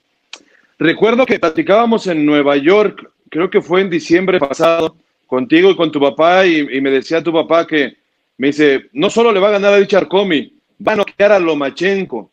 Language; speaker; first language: Spanish; native; Spanish